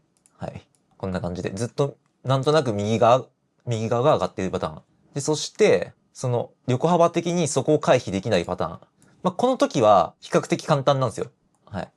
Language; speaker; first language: Japanese; native; Japanese